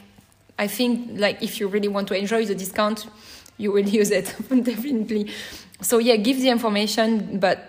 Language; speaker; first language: English; non-native, fluent; French